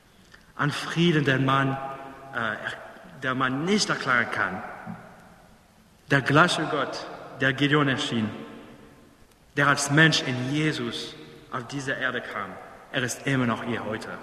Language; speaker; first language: German; non-native, fluent; English